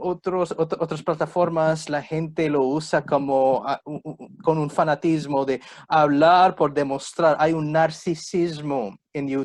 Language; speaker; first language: Spanish; non-native, fluent; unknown